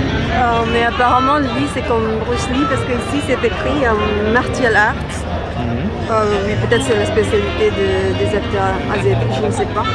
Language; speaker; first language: French; non-native, fluent; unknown